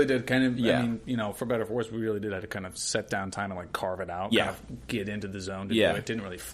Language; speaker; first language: English; native; English